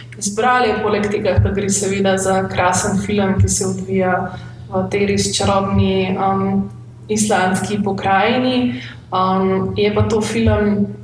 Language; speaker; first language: Slovenian; native; Slovenian